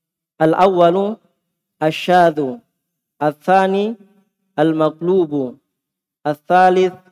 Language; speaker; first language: Arabic; non-native, fluent; Indonesian